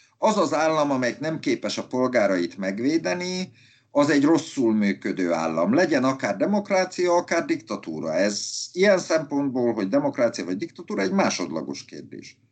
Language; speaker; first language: Hungarian; native; Hungarian